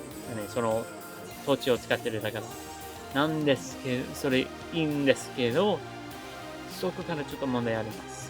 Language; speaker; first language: Japanese; non-native, learner; English